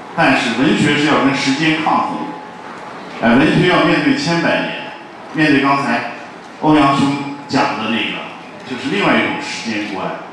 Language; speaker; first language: Chinese; native; Chinese